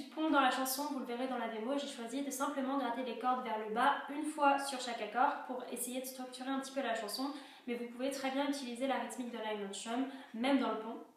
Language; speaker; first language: French; native; French